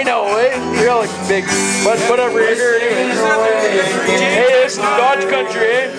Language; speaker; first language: English; native; English